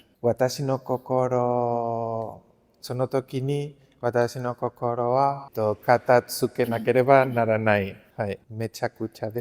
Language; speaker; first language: Japanese; non-native, learner; Spanish